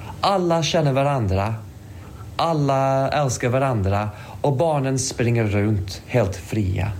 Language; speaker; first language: Swedish; non-native, fluent; English